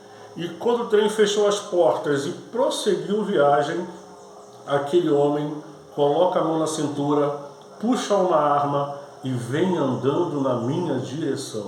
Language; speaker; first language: Portuguese; native; Portuguese